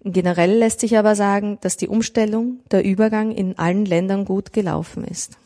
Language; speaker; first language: German; native; German